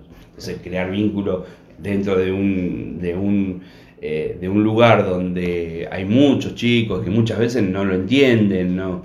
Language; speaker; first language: Spanish; native; Spanish